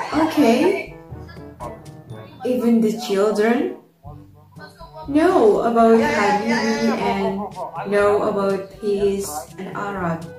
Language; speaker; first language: English; non-native, learner; Indonesian